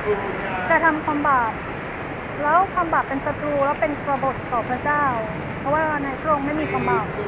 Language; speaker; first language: Thai; native; Thai